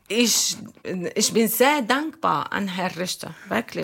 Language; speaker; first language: German; non-native, learner; Arabic